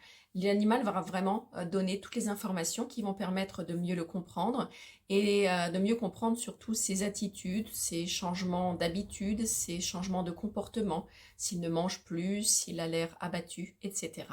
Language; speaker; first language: French; native; French